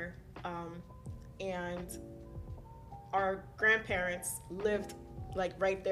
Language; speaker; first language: English; early bilingual, other home language; Haitian Creole